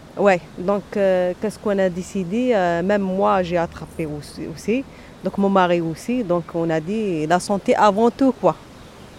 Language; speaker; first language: French; non-native, local second language; Arabic